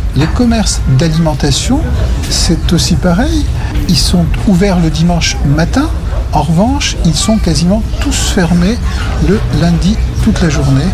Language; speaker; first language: French; native; French